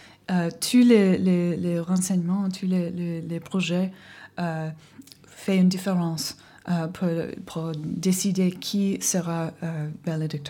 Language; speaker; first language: French; non-native, learner; English